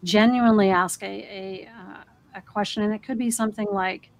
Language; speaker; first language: English; native; English